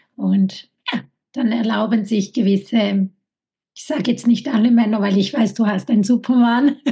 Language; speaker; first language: German; early bilingual, other home language; Italian